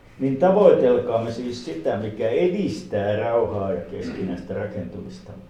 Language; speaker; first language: Finnish; native; Finnish